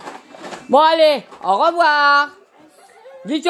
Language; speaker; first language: French; native; French